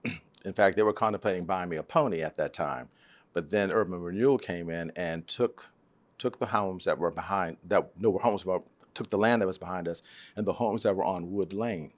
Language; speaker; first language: English; native; English